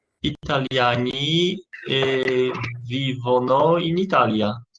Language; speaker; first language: Italian; non-native, learner; Polish